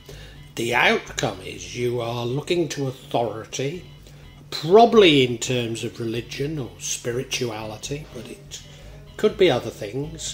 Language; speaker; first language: English; native; English